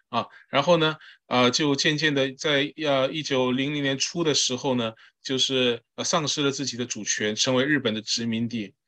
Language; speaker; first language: Chinese; early bilingual, heritage; Chinese